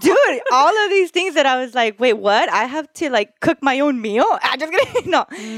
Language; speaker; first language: English; early bilingual, other home language; Spanish